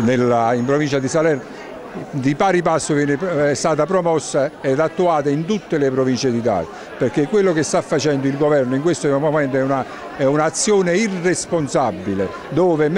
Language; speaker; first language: Italian; native; Italian